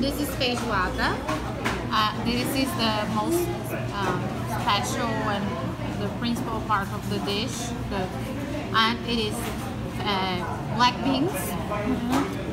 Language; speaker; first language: English; non-native, learner; Portuguese